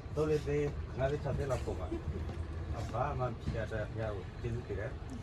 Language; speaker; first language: Burmese; non-native, local second language; S'gaw Karen